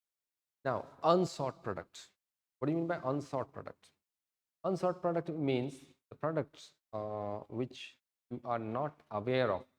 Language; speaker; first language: English; non-native, local second language; Odia